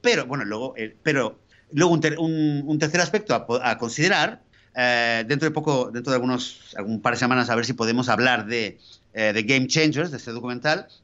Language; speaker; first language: Spanish; native; Spanish